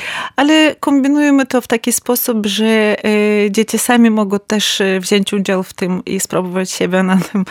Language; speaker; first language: Polish; non-native, learner; Ukrainian